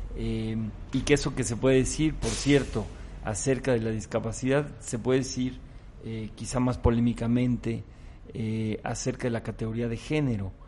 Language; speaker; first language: Spanish; native; Spanish